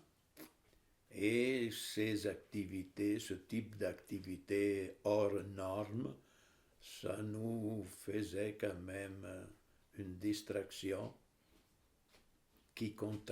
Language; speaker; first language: French; non-native, fluent; Italian